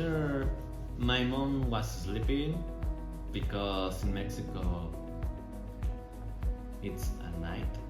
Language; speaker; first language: English; non-native, learner; Spanish